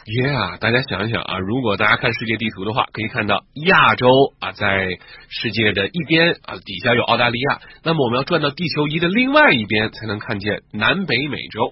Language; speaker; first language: Chinese; native; Chinese